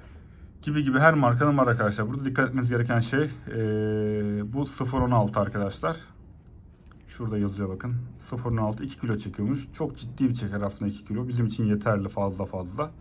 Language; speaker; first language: Turkish; native; Turkish